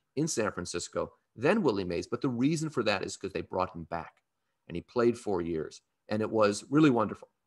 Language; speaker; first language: English; native; English